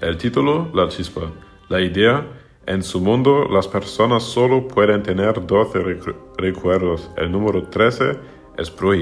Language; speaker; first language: Spanish; non-native, learner; German